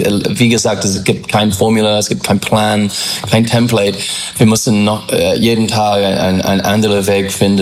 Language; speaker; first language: German; non-native, fluent; English